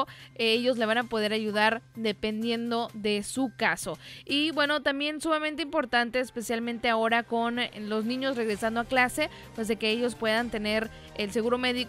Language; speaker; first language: Spanish; native; Spanish